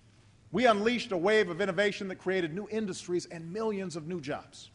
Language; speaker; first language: English; native; English